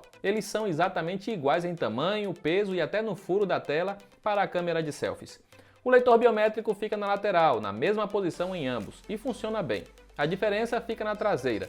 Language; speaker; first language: Portuguese; native; Portuguese